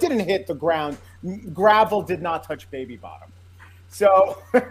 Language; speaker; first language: English; native; English